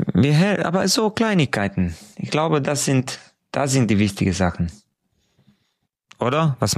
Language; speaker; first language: German; non-native, fluent; Hungarian